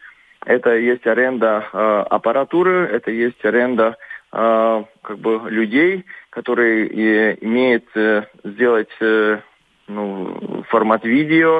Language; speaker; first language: Russian; non-native, local second language; Latvian